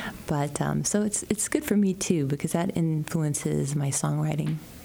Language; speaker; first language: English; early bilingual, other home language; Spanish